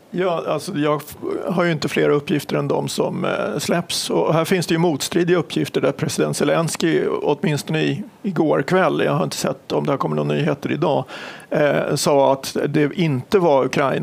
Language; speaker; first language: Swedish; native; Swedish